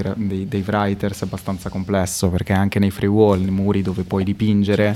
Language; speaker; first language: Italian; native; Italian